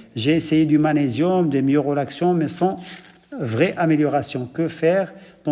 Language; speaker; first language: French; non-native, local second language; Arabic